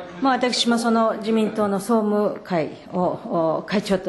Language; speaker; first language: Japanese; native; Japanese